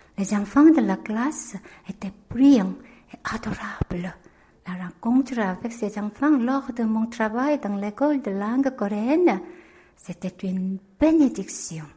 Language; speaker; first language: French; non-native, fluent; Korean